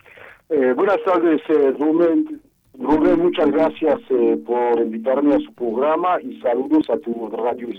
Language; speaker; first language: Spanish; non-native, fluent; Haitian Creole